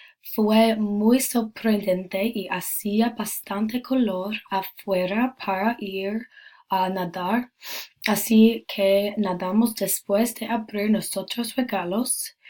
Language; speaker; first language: Spanish; non-native, learner; English